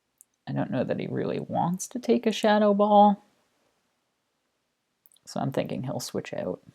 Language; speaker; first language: English; native; English